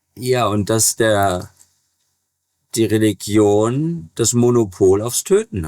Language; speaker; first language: German; native; German